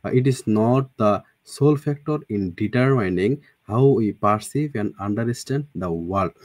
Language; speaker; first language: English; non-native, local second language; Bangla